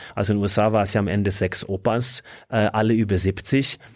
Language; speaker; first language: German; non-native, fluent; Norwegian